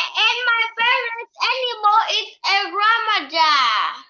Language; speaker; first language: English; non-native, learner; Vietnamese